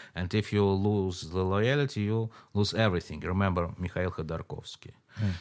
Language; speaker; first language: English; non-native, fluent; Russian